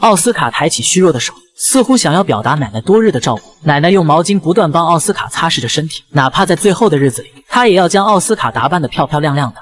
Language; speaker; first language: Chinese; native; Chinese